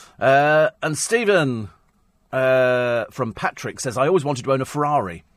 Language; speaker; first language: English; native; English